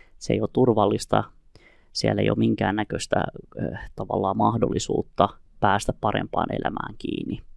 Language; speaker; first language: Finnish; early bilingual, other home language; Kurdish